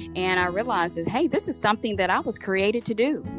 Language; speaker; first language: English; native; English